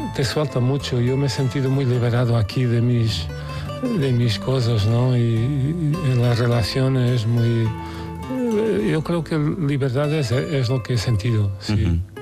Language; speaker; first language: Spanish; non-native, fluent; Portuguese